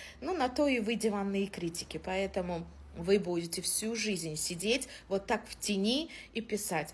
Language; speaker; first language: Russian; native; Russian